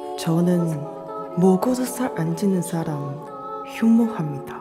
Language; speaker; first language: Korean; non-native, learner; Chinese